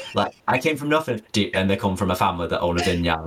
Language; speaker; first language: English; native; English